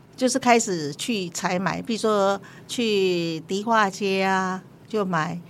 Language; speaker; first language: Chinese; native; Chinese